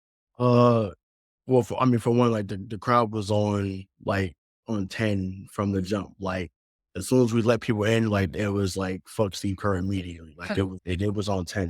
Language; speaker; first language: English; native; English